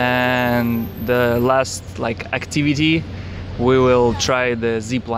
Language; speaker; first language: English; non-native, learner; Russian